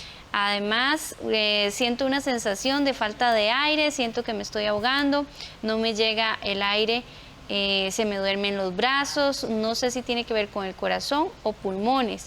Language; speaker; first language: Spanish; native; Spanish